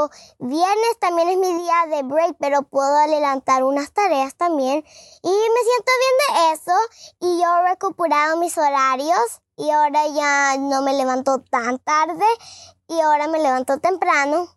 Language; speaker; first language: Spanish; early bilingual, heritage; Spanish